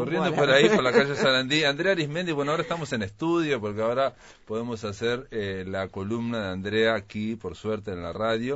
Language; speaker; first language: Spanish; native; Spanish